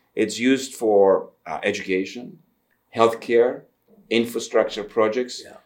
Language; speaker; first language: English; non-native, fluent; Greek